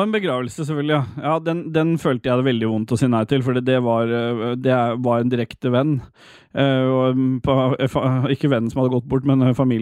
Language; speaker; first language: Norwegian; native; Norwegian